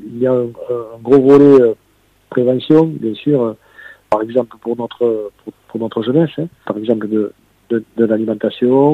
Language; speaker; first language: French; native; French